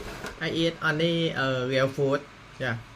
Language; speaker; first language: English; non-native, learner; Thai